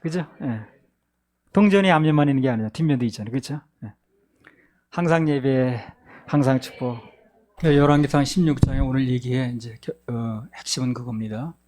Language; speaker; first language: Korean; native; Korean